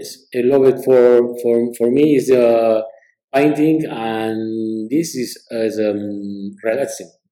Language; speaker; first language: English; non-native, learner; Spanish